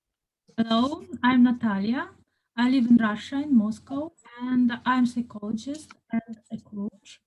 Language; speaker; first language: English; non-native, fluent; Russian